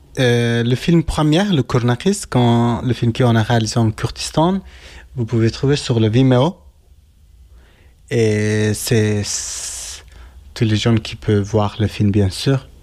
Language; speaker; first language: French; non-native, learner; Kurdish